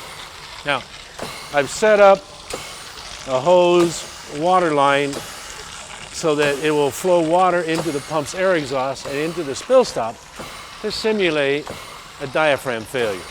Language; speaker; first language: English; native; English